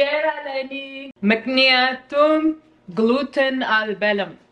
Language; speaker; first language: Amharic; non-native, learner; Arabic